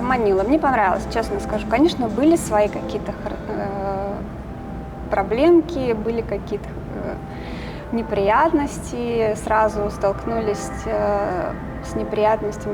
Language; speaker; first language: Russian; native; Russian